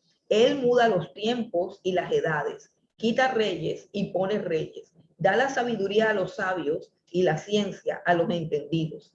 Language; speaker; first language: Spanish; native; Spanish